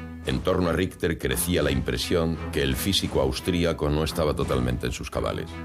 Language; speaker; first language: Spanish; native; Spanish